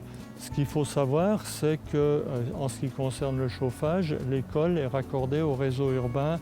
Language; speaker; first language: French; native; French